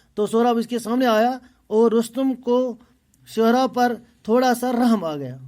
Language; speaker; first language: Urdu; non-native, local second language; Kashmiri